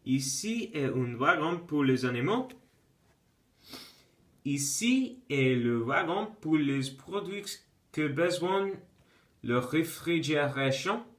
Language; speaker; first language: French; non-native, learner; English